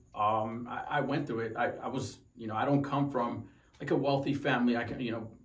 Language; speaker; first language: English; native; English